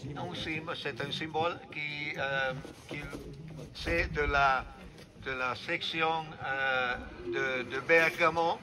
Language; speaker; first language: French; non-native, fluent; Italian